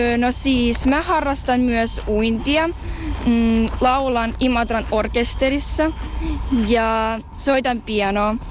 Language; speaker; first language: Finnish; early bilingual, other home language; Russian